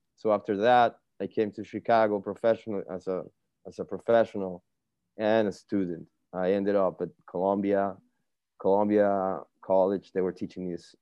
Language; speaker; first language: English; non-native, fluent; Spanish